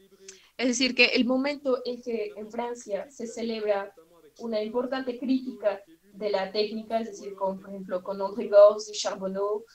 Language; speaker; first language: Spanish; non-native, fluent; French